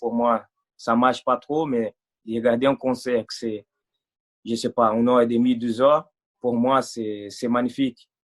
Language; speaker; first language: French; non-native, fluent; Portuguese